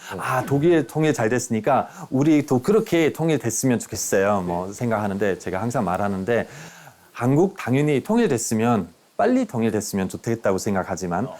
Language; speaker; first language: Korean; non-native, fluent; German